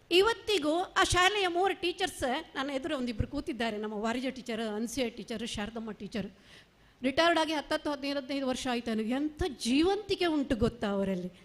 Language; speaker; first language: Kannada; non-native, local second language; Marathi